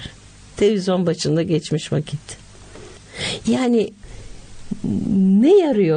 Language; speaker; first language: Turkish; native; Turkish